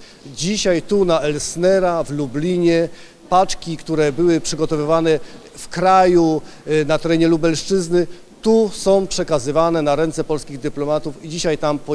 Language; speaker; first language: Polish; native; Polish